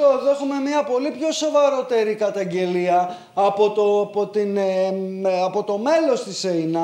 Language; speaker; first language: Greek; native; Greek